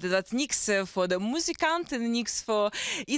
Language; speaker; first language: Dutch; non-native, learner; Ukrainian